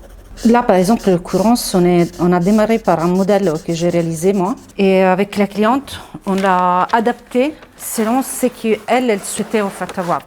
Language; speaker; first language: French; non-native, fluent; Italian